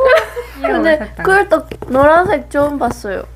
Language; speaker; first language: Korean; non-native, fluent; Japanese